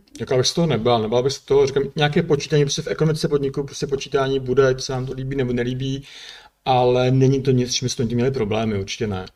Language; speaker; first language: Czech; native; Czech